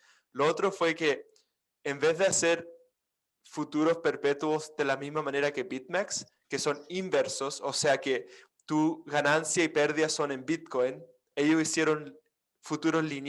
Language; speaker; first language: Spanish; non-native, fluent; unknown